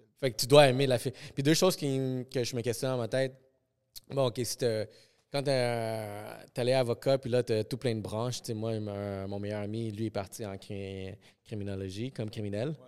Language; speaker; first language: French; early bilingual, other home language; Spanish